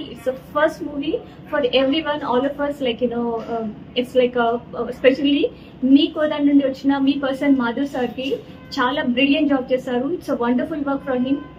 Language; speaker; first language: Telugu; non-native, learner; Kannada